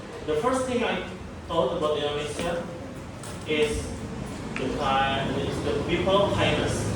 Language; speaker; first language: English; non-native, fluent; Indonesian